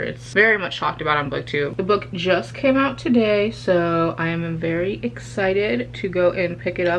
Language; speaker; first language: English; native; English